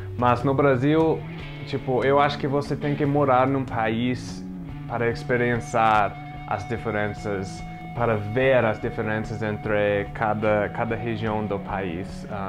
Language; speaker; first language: Portuguese; non-native, fluent; English